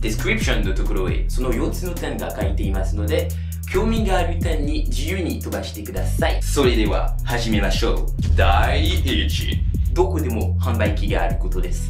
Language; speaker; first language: Japanese; non-native, fluent; French